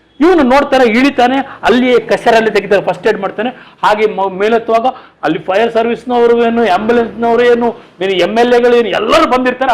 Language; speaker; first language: Kannada; non-native, local second language; Tulu